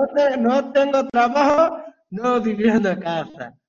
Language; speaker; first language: Spanish; non-native, learner; Bangla